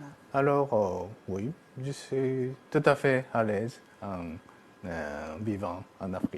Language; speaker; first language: French; non-native, fluent; Japanese